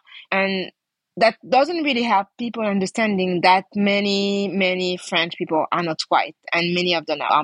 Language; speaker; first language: English; non-native, fluent; French